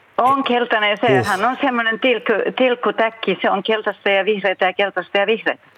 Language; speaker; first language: Finnish; native; Finnish